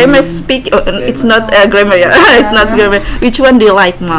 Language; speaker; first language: English; non-native, learner; Indonesian